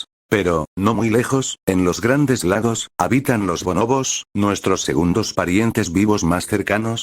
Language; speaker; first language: Spanish; native; Spanish